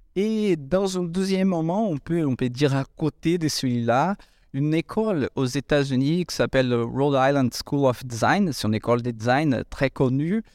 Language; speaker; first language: French; non-native, fluent; Portuguese